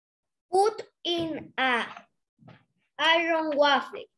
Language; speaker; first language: English; non-native, learner; Spanish